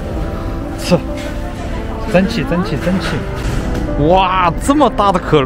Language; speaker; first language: Chinese; native; Chinese